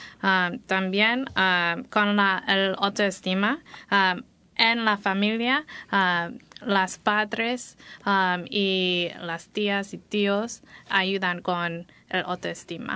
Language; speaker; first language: Spanish; non-native, learner; English